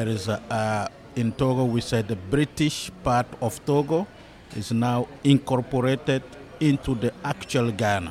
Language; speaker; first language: English; non-native, fluent; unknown